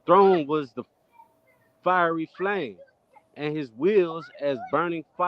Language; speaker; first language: English; native; English